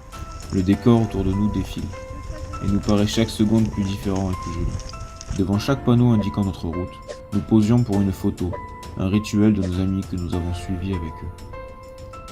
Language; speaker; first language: French; native; French